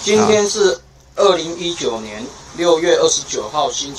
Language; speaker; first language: Chinese; native; Chinese